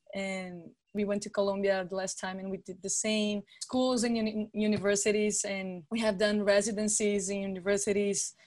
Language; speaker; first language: English; non-native, fluent; Portuguese